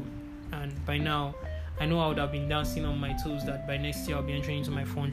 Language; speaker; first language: English; non-native, local second language; Igbo